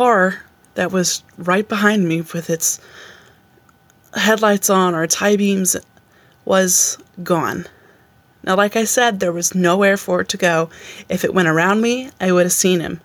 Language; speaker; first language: English; native; English